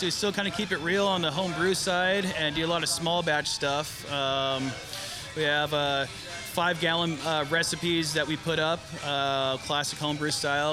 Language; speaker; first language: English; native; English